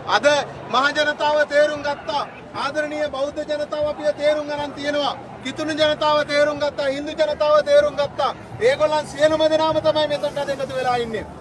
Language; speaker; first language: Sinhala; non-native, local second language; Tamil